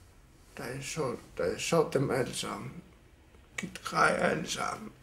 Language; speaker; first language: Danish; non-native, local second language; Kalaallisut